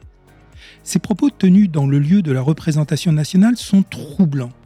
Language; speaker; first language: French; native; French